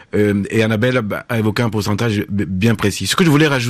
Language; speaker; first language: French; native; French